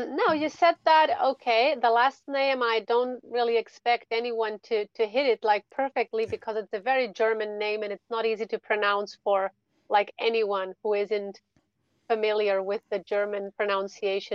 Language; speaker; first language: English; non-native, fluent; German